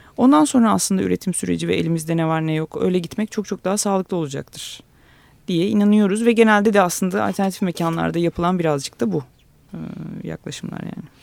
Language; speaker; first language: Turkish; native; Turkish